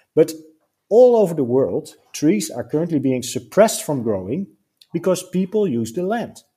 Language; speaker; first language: English; non-native, fluent; Dutch